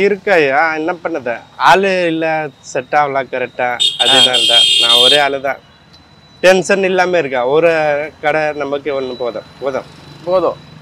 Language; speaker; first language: Tamil; non-native, learner; Hindi